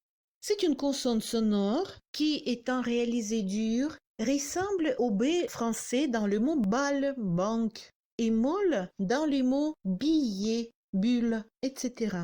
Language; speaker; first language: French; non-native, fluent; Russian